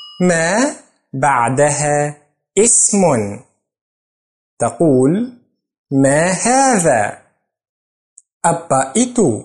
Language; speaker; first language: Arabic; non-native, fluent; Indonesian